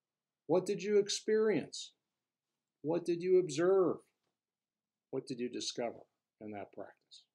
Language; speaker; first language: English; native; English